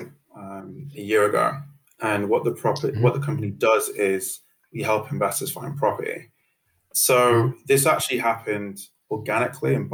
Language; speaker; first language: English; native; English